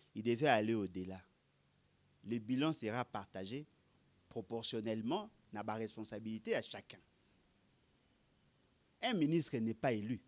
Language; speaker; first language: French; non-native, local second language; Lingala